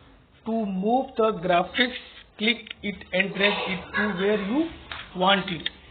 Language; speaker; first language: English; non-native, local second language; Hindi